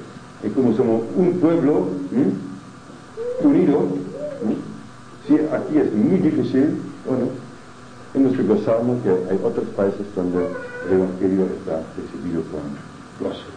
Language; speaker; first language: Spanish; non-native, fluent; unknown